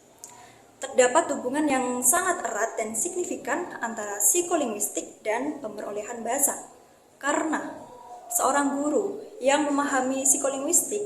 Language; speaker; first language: Indonesian; native; Indonesian